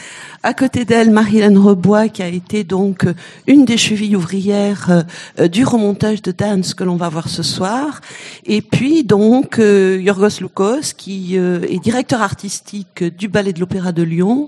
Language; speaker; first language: French; native; French